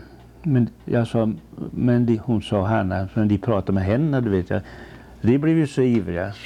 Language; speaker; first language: Swedish; early bilingual, heritage; Swedish